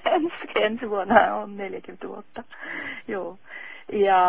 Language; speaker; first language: Finnish; non-native, fluent; Norwegian